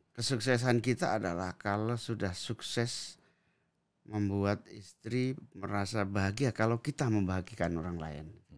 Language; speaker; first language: Indonesian; native; Indonesian